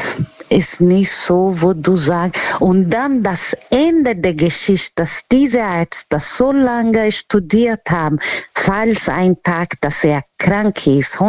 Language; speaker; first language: German; non-native, learner; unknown